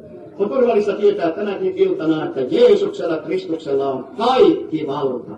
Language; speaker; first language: Finnish; native; Finnish